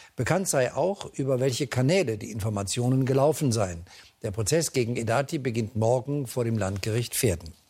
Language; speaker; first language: German; native; German